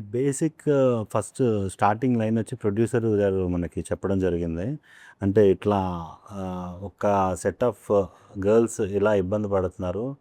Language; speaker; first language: Telugu; native; Telugu